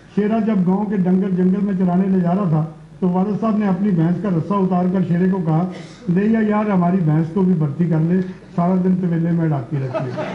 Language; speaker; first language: Urdu; non-native, local second language; Punjabi